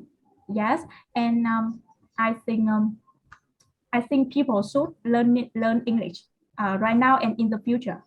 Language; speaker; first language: English; non-native, learner; Vietnamese